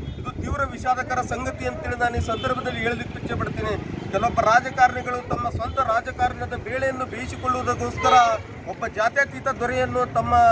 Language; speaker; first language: Kannada; non-native, local second language; Urdu